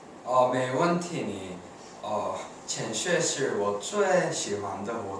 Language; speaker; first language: Chinese; non-native, learner; English